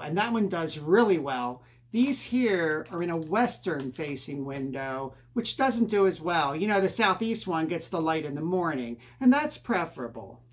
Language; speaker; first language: English; native; English